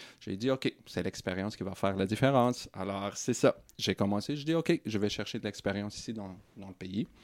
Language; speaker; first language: French; non-native, local second language; Arabic